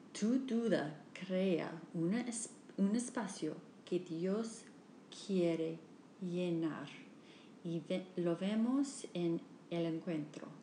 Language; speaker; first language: Spanish; non-native, learner; English